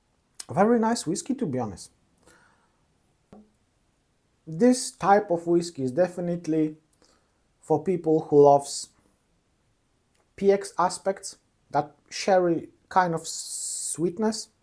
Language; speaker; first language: English; non-native, fluent; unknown